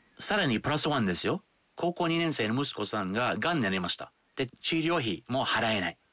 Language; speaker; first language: Japanese; non-native, fluent; English